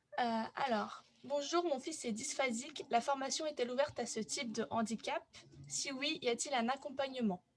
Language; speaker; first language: French; native; French